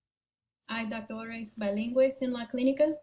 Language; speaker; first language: Spanish; non-native, learner; English